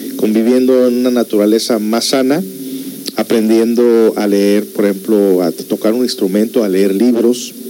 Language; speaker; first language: Spanish; early bilingual, heritage; Spanish